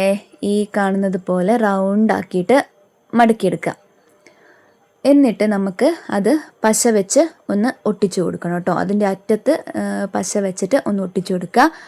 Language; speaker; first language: Malayalam; native; Malayalam